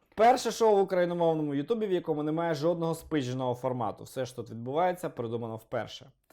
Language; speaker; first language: Ukrainian; non-native, local second language; Russian